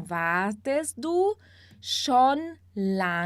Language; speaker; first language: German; non-native, fluent; Portuguese